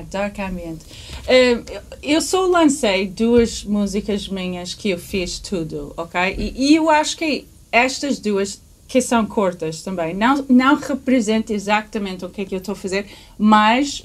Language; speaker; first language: Portuguese; early bilingual, heritage; English